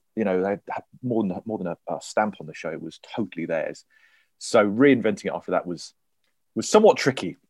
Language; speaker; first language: English; native; English